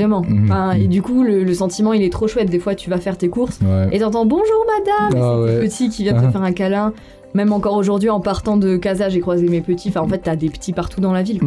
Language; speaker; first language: French; native; French